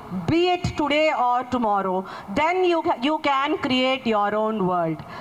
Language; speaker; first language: English; non-native, local second language; Telugu